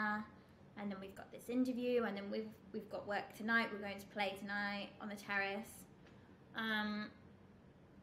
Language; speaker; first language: English; native; English